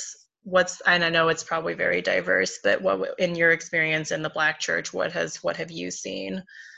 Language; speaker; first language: English; native; English